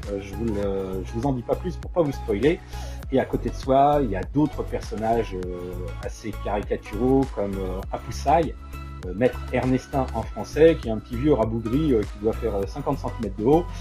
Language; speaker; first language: French; native; French